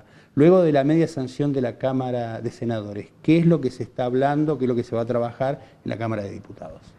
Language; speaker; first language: Spanish; native; Spanish